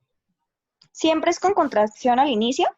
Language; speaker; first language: Spanish; native; Spanish